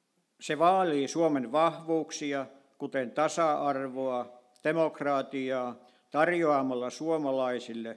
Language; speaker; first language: Finnish; native; Finnish